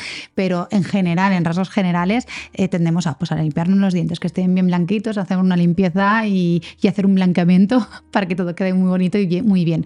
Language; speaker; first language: Spanish; native; Spanish